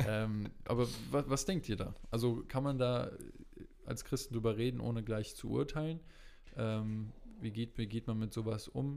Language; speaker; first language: German; native; German